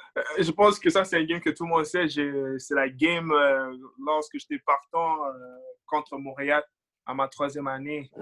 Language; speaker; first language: French; early bilingual, other home language; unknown